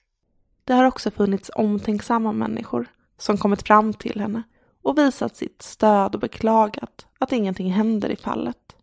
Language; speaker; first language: Swedish; native; Swedish